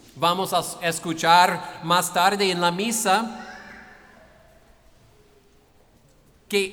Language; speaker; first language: Spanish; non-native, fluent; English